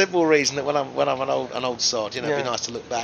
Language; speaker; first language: English; native; English